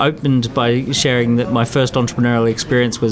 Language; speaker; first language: English; native; English